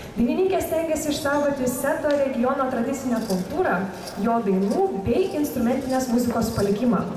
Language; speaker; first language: Lithuanian; native; Lithuanian